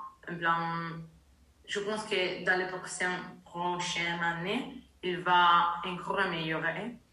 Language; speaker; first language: French; non-native, learner; Italian